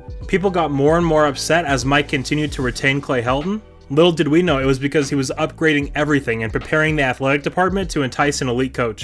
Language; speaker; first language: English; native; English